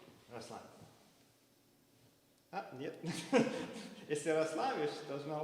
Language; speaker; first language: Russian; early bilingual, heritage; Russian